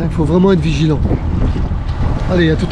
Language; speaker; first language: French; native; French